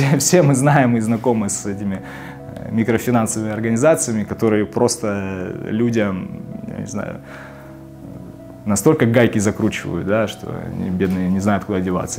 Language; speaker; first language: Russian; native; Russian